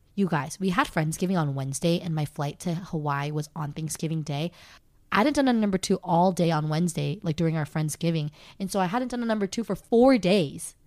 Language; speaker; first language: English; native; English